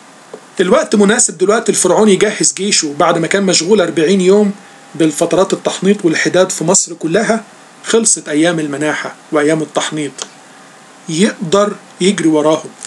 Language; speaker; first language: Arabic; native; Arabic